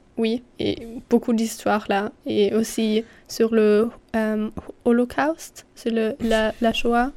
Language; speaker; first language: French; non-native, fluent; German